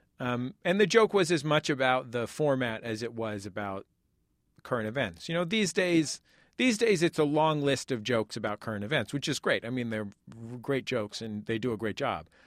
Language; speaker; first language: English; native; English